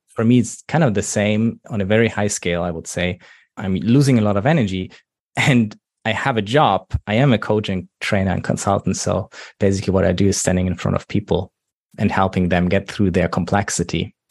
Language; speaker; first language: English; non-native, fluent; German